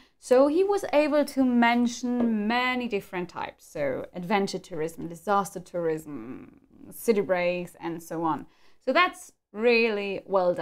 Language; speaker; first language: English; non-native, fluent; German